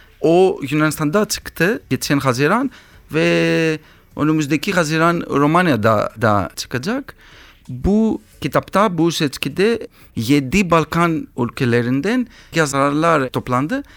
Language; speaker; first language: Turkish; non-native, learner; Greek